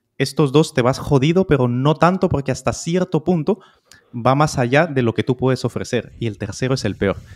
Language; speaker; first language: Spanish; native; Spanish